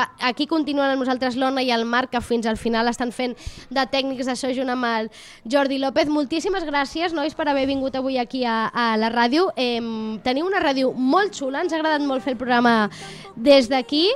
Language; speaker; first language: Catalan; native; Catalan